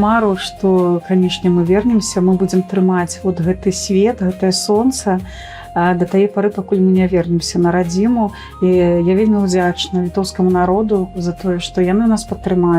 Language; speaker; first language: Belarusian; native; Belarusian